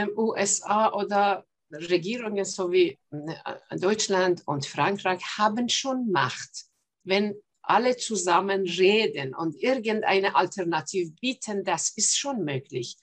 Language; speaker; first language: German; non-native, fluent; Persian